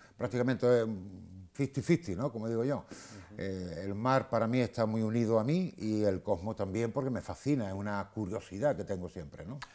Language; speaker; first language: Spanish; native; Spanish